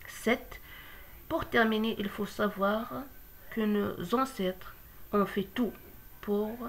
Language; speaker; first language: French; non-native, local second language; Kabyle